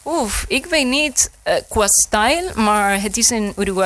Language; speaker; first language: Dutch; non-native, learner; Spanish